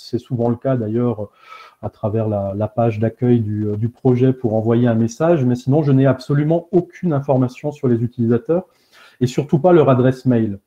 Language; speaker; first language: French; native; French